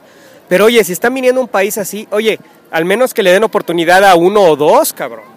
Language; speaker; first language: Spanish; native; Spanish